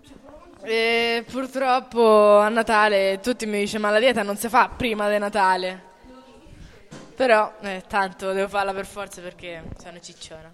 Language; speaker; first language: Italian; native; Italian